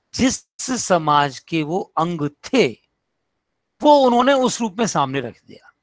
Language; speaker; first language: Hindi; native; Hindi